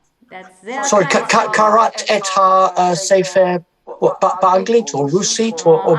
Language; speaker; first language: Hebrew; non-native, learner; English